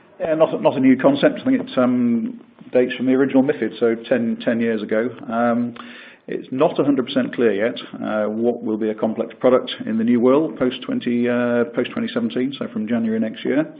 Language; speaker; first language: English; native; English